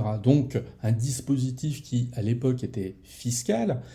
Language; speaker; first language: French; native; French